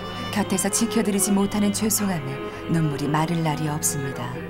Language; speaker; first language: Korean; native; Korean